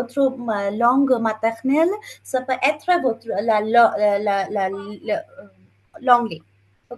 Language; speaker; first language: French; non-native, fluent; Bangla